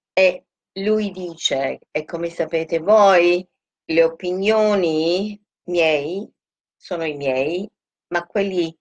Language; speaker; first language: Italian; non-native, fluent; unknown